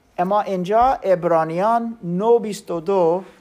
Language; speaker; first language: Persian; non-native, learner; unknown